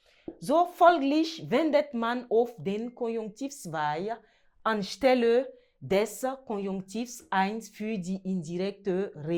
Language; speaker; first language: German; non-native, fluent; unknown